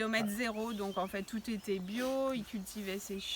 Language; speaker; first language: French; native; French